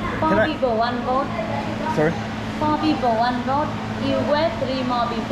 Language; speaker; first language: English; non-native, learner; Vietnamese